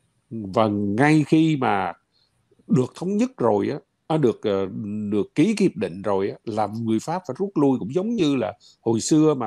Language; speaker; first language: Vietnamese; native; Vietnamese